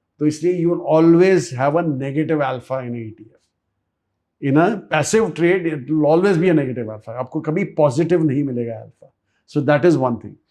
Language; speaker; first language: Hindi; non-native, local second language; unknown